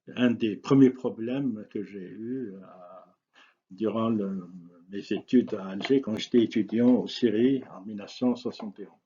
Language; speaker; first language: French; non-native, local second language; Arabic